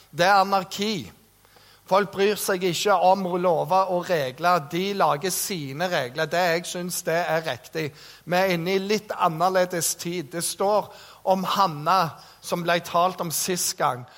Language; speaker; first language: Norwegian; native; Norwegian